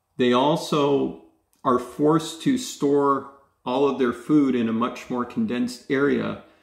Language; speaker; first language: English; native; English